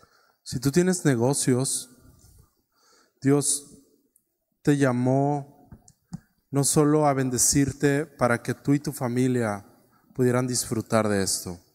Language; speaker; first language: Spanish; native; Spanish